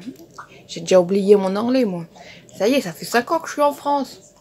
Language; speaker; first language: French; non-native, local second language; Morisyen